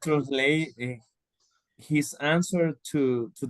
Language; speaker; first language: English; non-native, learner; Spanish